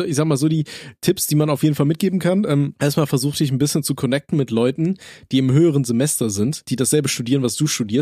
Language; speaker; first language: German; native; German